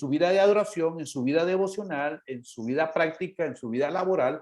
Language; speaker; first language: Spanish; native; Spanish